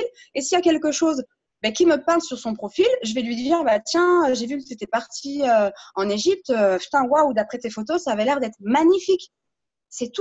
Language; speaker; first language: French; native; French